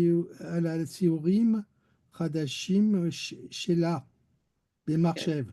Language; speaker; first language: Hebrew; non-native, learner; French